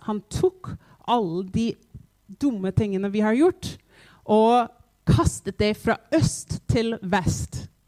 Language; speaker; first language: Norwegian; non-native, fluent; English